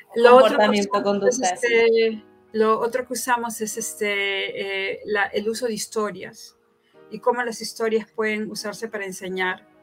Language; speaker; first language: Spanish; native; Spanish